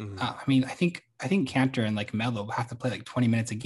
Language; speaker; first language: English; native; English